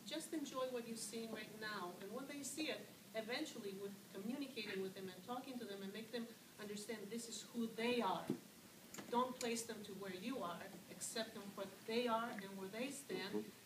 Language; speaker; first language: English; early bilingual, other home language; Greek